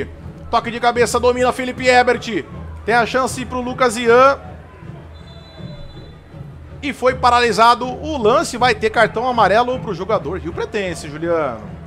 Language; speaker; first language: Portuguese; native; Portuguese